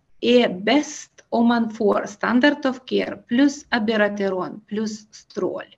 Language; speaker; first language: Swedish; non-native, fluent; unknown